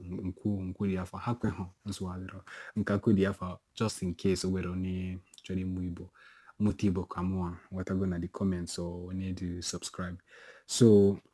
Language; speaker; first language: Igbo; non-native, local second language; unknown